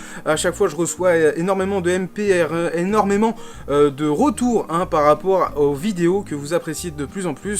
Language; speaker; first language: French; native; French